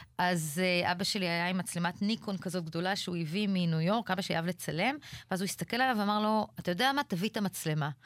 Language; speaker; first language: Hebrew; native; Hebrew